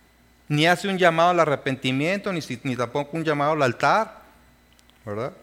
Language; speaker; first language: Spanish; native; Spanish